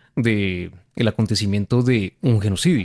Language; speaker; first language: Spanish; native; Spanish